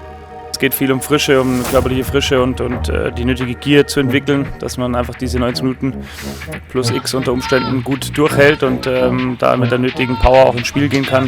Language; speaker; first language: German; native; German